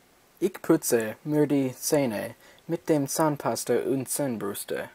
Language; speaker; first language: German; non-native, learner; English